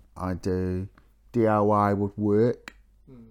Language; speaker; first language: English; native; English